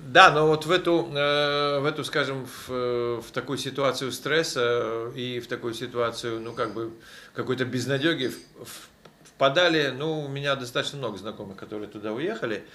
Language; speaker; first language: Russian; native; Russian